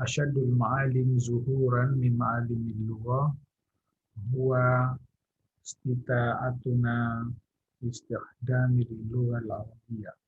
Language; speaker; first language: Arabic; non-native, fluent; Indonesian